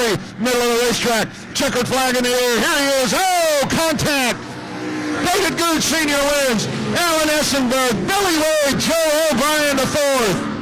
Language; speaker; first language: English; native; English